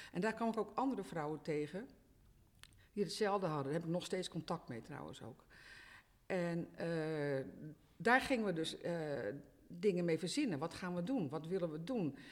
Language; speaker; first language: Dutch; native; Dutch